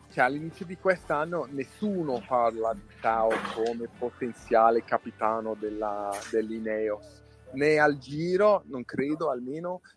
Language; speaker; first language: Italian; non-native, fluent; English